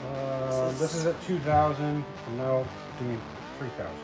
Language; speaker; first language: English; native; English